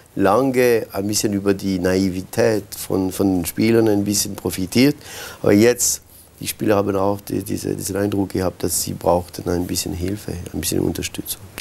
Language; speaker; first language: German; non-native, local second language; French